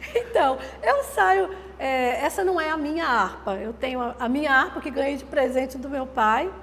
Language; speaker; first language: Portuguese; native; Portuguese